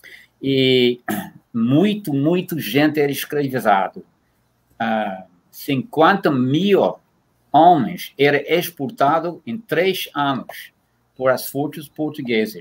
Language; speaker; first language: Portuguese; non-native, fluent; English